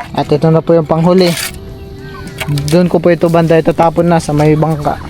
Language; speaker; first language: Filipino; native; Filipino